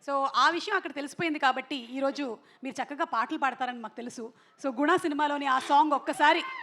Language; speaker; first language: Telugu; native; Telugu